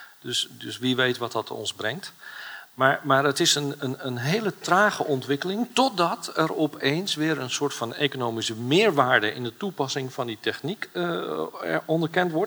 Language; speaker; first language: Dutch; native; Dutch